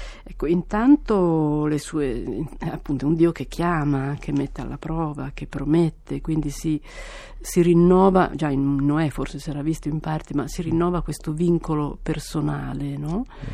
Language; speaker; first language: Italian; native; Italian